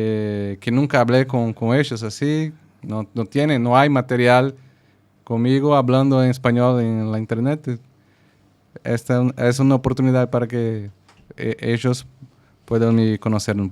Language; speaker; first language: Spanish; non-native, fluent; Portuguese